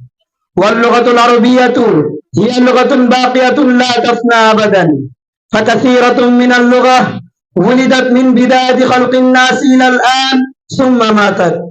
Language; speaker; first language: Arabic; non-native, learner; Bangla